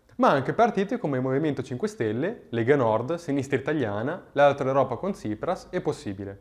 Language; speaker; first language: Italian; native; Italian